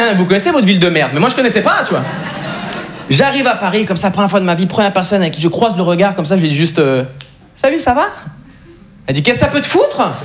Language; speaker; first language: French; native; French